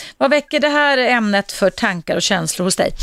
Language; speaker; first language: Swedish; native; Swedish